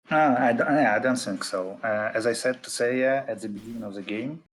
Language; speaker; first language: English; non-native, fluent; Russian